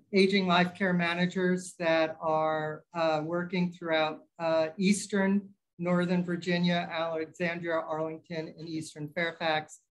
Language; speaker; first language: English; native; English